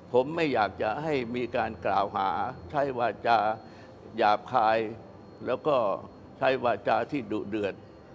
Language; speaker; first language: Thai; native; Thai